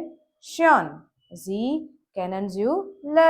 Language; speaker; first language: German; non-native, learner; Gujarati